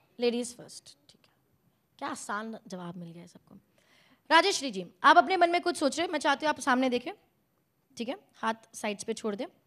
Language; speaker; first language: Hindi; native; Hindi